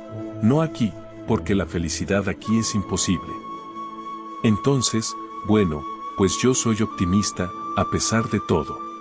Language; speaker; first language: Spanish; native; Spanish